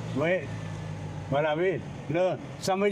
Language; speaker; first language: French; non-native, learner; Thai